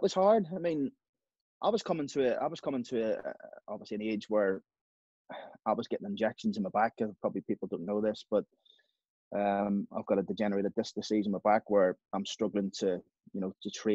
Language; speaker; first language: English; native; English